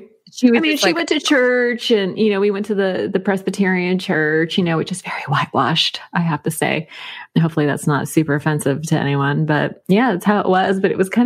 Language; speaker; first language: English; native; English